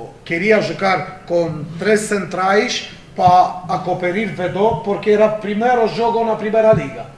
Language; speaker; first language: Portuguese; non-native, fluent; Romanian